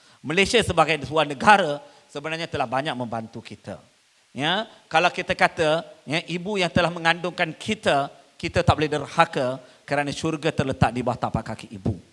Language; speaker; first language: Malay; non-native, local second language; Tamil